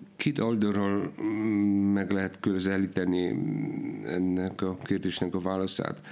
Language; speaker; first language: Hungarian; non-native, fluent; Polish